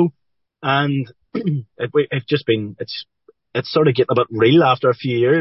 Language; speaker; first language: English; native; English